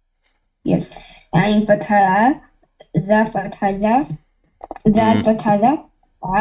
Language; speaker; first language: Arabic; non-native, learner; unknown